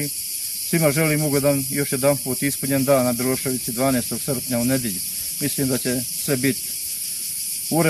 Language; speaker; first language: Bosnian; native; Bosnian